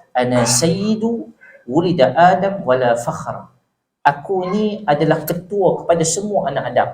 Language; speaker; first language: Malay; native; Malay